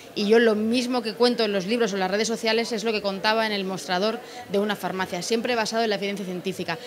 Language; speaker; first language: Spanish; native; Spanish